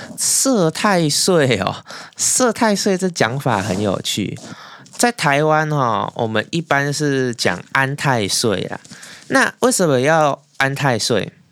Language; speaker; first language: Chinese; native; Chinese